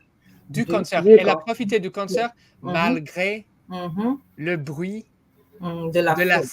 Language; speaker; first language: French; non-native, learner; English